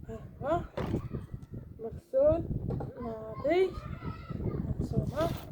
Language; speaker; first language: Arabic; native; Arabic